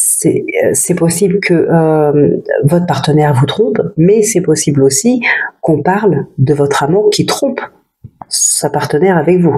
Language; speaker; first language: French; native; French